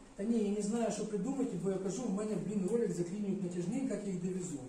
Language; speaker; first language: Ukrainian; non-native, local second language; Russian